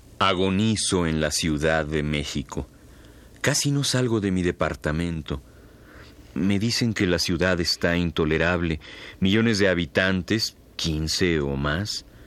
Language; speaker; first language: Spanish; native; Spanish